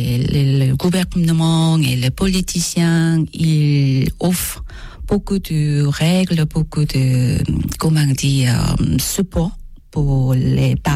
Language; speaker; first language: French; non-native, learner; Korean